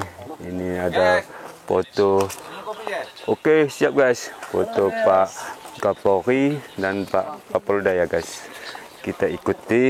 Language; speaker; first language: Indonesian; native; Indonesian